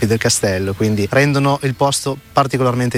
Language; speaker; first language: Italian; native; Italian